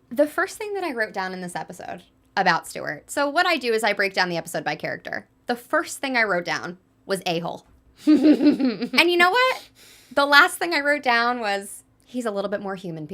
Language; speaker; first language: English; native; English